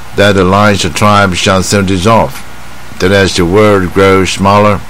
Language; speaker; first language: English; non-native, fluent; Chinese